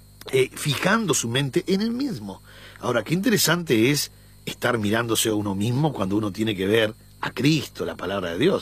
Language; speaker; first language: Spanish; native; Spanish